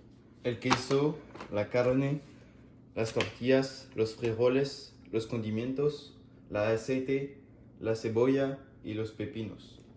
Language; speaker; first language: Spanish; non-native, learner; English